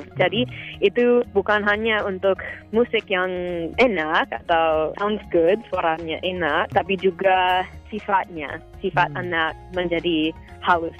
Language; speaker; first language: Indonesian; non-native, fluent; English